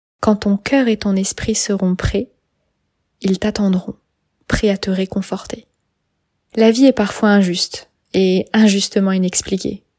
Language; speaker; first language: French; native; French